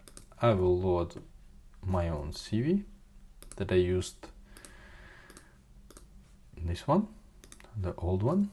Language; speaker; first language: English; non-native, fluent; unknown